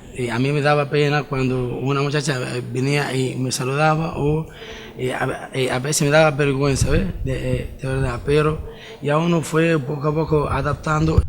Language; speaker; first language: Spanish; non-native, fluent; Arabic